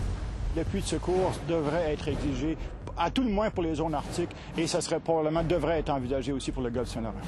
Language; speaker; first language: French; native; French